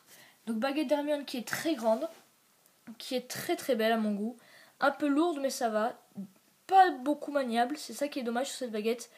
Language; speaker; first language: French; native; French